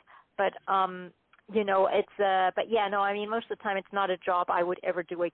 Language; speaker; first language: English; native; English